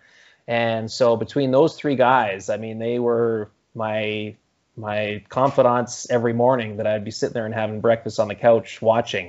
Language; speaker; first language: English; native; English